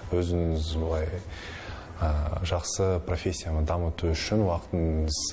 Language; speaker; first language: Kazakh; non-native, local second language; Russian